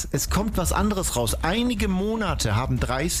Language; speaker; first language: German; native; German